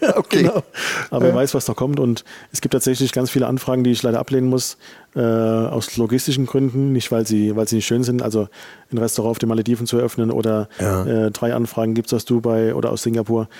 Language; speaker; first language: German; native; German